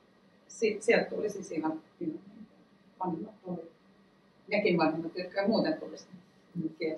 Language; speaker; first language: Finnish; native; Finnish